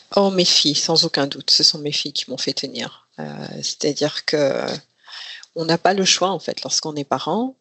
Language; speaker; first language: French; non-native, local second language; Rundi